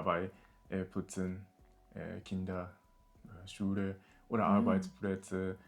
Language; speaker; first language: German; non-native, learner; Japanese